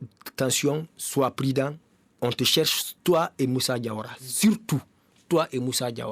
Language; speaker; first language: French; non-native, local second language; Mandingo